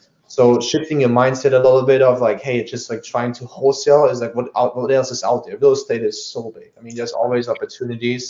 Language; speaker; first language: English; non-native, fluent; German